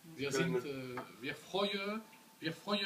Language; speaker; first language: German; non-native, learner; French